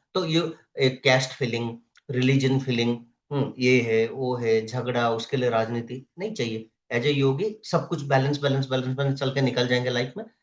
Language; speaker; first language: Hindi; non-native, local second language; Odia